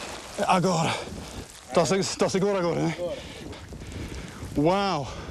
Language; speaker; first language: Portuguese; non-native, learner; English